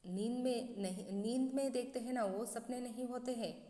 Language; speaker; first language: Hindi; non-native, local second language; Kannada